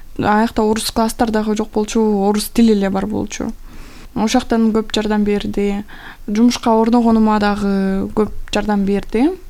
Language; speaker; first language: Kyrgyz; non-native, local second language; Russian